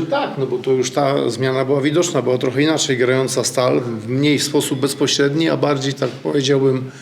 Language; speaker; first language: Polish; native; Polish